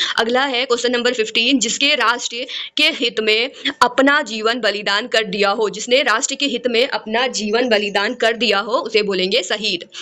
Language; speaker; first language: Hindi; native; Hindi